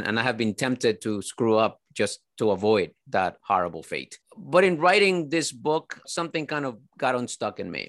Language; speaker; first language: English; early bilingual, other home language; Spanish